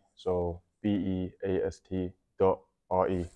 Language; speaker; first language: English; native; English